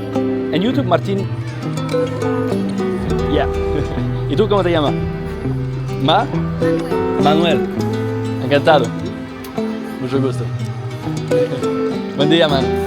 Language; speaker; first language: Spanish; non-native, learner; French